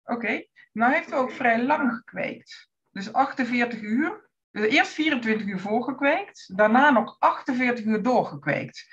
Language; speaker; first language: Dutch; native; Dutch